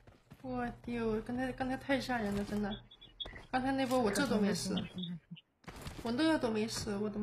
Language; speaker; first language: Chinese; native; Chinese